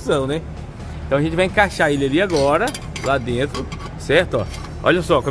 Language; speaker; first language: Portuguese; native; Portuguese